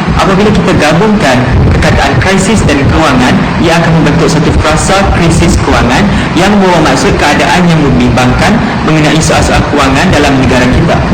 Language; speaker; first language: Malay; native; Malay